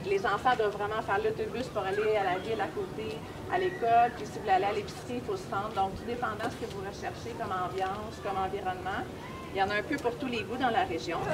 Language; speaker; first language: French; native; French